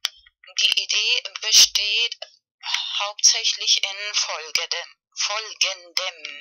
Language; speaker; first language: German; non-native, fluent; Spanish